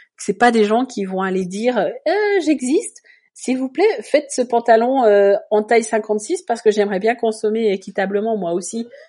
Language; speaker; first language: French; native; French